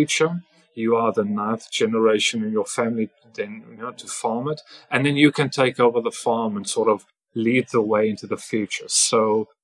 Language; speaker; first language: English; non-native, local second language; Afrikaans